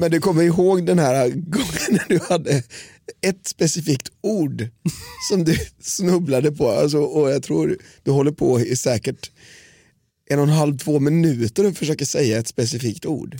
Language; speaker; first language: Swedish; native; Swedish